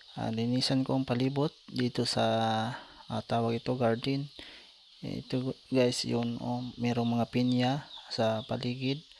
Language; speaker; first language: Filipino; non-native, local second language; Cebuano